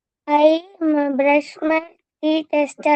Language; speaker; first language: English; non-native, learner; Malayalam